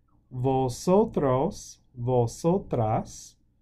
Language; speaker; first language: Spanish; non-native, fluent; English